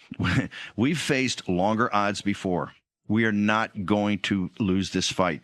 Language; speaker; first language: English; native; English